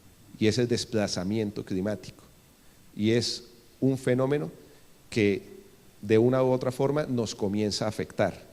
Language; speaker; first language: Spanish; native; Spanish